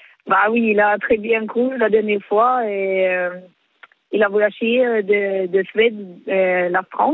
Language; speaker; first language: French; non-native, learner; Swedish